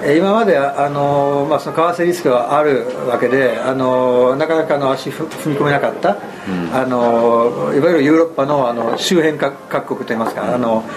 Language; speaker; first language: Japanese; non-native, fluent; Italian